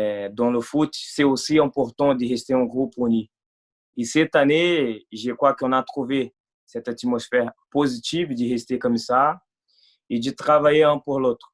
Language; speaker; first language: French; non-native, fluent; Portuguese